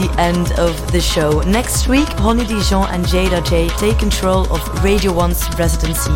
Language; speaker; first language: English; non-native, fluent; Dutch